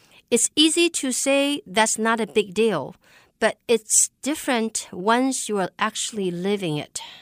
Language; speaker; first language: English; non-native, fluent; Chinese